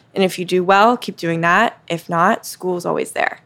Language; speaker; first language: English; native; English